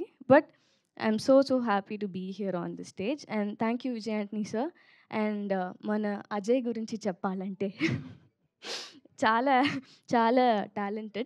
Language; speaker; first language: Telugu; non-native, learner; Tamil